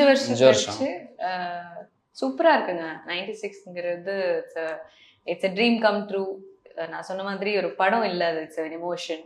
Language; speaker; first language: Tamil; non-native, local second language; Malayalam